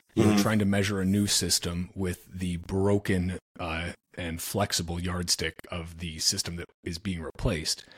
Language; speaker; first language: English; native; English